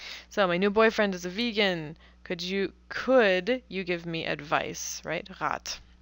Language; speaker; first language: English; native; English